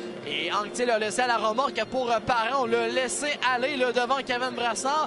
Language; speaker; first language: French; native; French